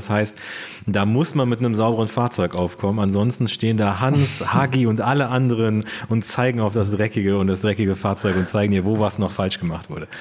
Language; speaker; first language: German; native; German